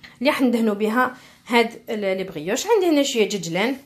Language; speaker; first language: Arabic; native; Arabic